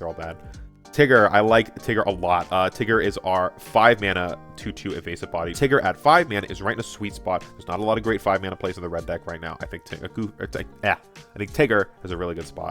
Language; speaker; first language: English; native; English